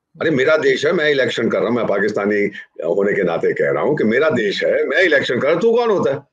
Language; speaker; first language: Hindi; native; Hindi